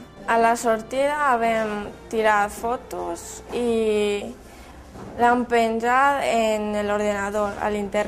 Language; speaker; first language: Catalan; non-native, learner; Romanian